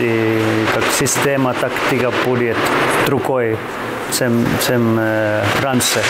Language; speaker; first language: Russian; non-native, learner; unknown